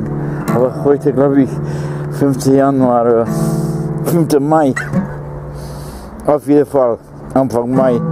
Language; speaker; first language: German; non-native, fluent; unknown